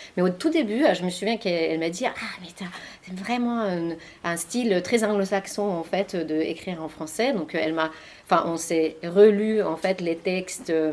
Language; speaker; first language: French; non-native, fluent; Finnish